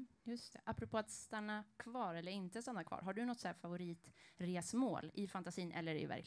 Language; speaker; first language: Swedish; native; Swedish